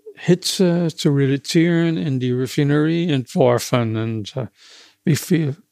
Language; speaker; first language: German; non-native, fluent; English